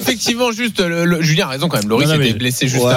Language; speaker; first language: French; native; French